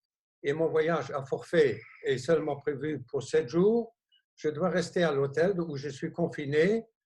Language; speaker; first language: French; non-native, local second language; Luxembourgish